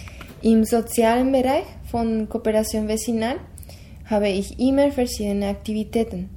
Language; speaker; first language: German; non-native, fluent; Spanish